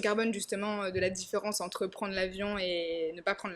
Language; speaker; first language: French; native; French